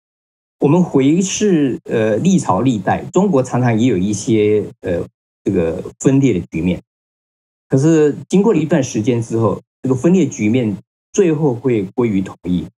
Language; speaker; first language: Chinese; native; Chinese